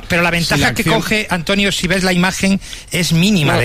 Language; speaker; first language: Spanish; native; Spanish